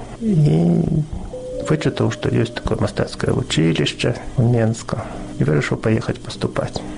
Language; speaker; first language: Belarusian; native; Belarusian